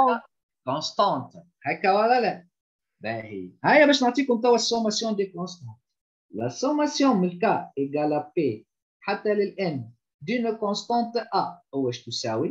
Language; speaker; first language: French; non-native, local second language; Arabic